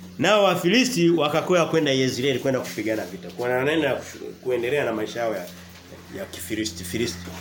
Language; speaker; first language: Swahili; native; Swahili